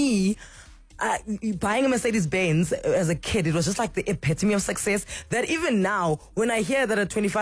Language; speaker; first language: English; non-native, local second language; Xhosa